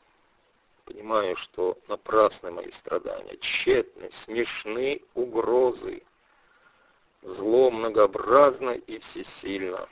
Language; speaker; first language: Russian; native; Russian